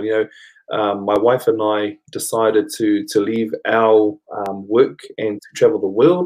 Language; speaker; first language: English; non-native, local second language; Māori